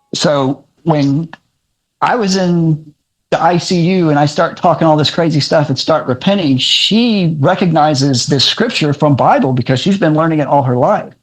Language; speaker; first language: English; native; English